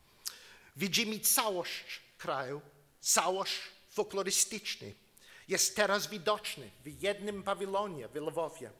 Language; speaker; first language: Polish; non-native, learner; English